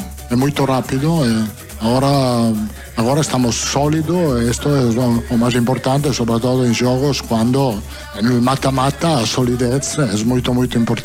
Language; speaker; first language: Portuguese; non-native, fluent; Italian